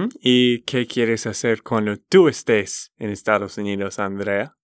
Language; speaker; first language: Spanish; non-native, learner; English